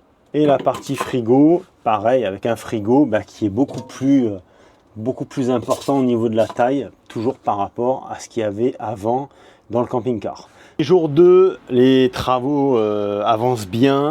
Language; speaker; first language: French; native; French